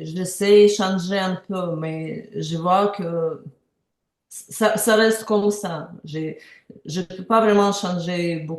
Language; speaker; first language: French; non-native, learner; Ukrainian